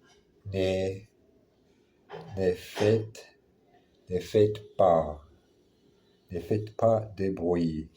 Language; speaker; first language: French; non-native, learner; German